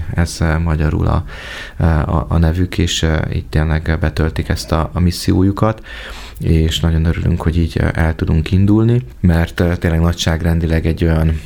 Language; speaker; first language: Hungarian; native; Hungarian